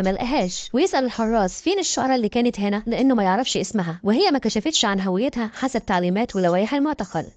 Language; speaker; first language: Arabic; native; Arabic